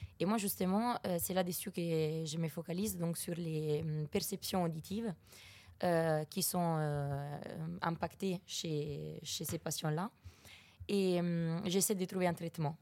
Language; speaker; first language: French; non-native, fluent; Italian